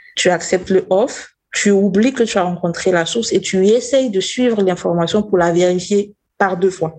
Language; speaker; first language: French; non-native, local second language; Mossi